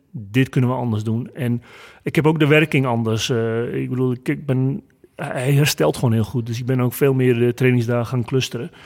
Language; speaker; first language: Dutch; native; Dutch